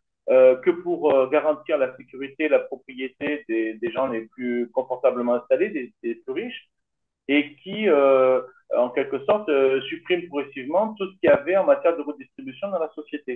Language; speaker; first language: French; native; French